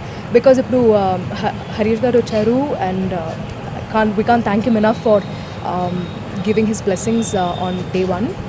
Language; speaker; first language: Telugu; non-native, local second language; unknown